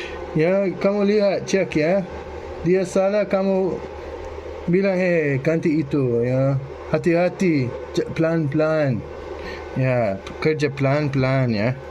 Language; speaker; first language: Indonesian; non-native, learner; English